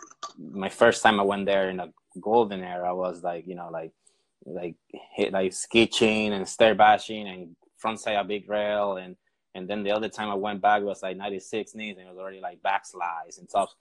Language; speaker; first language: English; non-native, fluent; Spanish